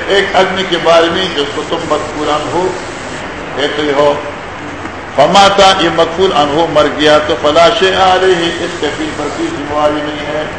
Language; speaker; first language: Urdu; non-native, local second language; Northern Hindko